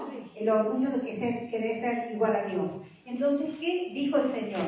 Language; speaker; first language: Spanish; native; Spanish